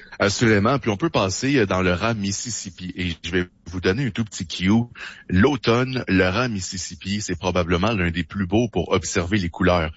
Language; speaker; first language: French; native; French